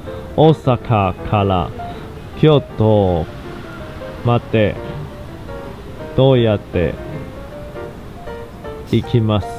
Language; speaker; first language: Japanese; non-native, learner; Chinese